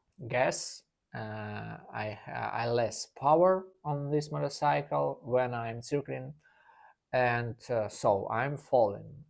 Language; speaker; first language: English; non-native, learner; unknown